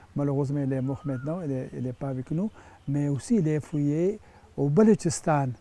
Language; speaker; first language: French; non-native, fluent; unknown